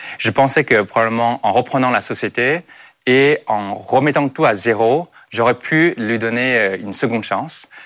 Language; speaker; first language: French; non-native, fluent; Chinese